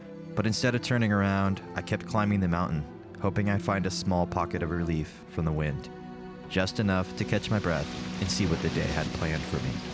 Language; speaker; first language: English; native; English